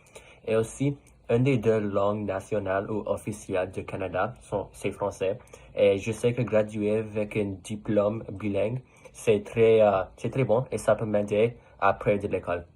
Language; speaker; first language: French; non-native, local second language; Russian